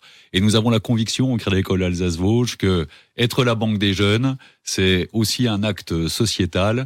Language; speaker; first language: French; native; French